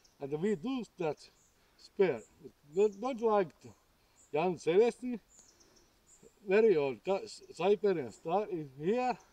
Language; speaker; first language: English; non-native, learner; Finnish